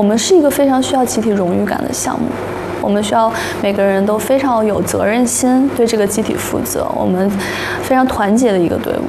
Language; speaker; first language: Chinese; native; Chinese